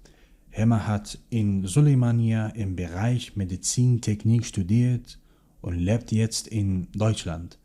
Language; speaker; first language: German; non-native, fluent; Kurdish